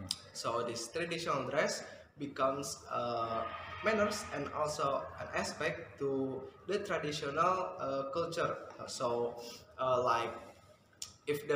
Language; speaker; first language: English; non-native, fluent; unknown